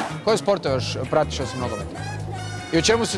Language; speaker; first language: Croatian; native; Croatian